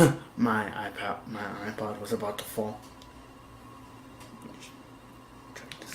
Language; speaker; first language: English; native; English